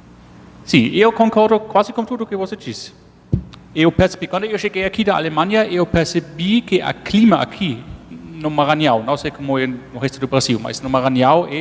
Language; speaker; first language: Portuguese; non-native, fluent; German